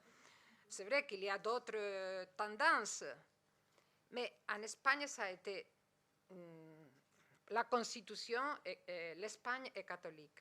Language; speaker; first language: French; non-native, fluent; Spanish